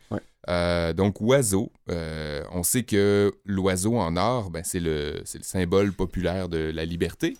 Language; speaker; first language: French; native; French